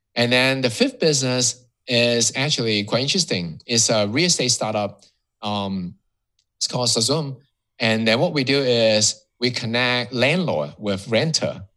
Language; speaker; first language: English; non-native, local second language; Cantonese